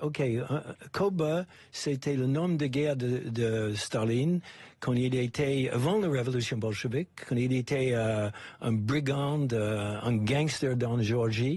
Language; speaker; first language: French; non-native, fluent; English